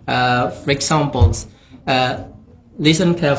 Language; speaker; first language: English; non-native, fluent; Indonesian